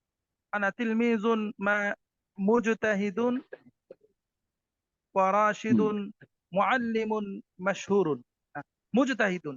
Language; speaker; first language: Arabic; non-native, learner; Bangla